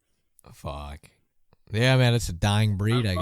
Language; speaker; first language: English; native; English